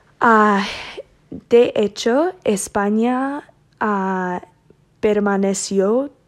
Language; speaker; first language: Spanish; non-native, learner; English